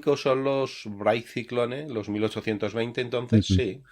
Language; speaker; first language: Spanish; native; Spanish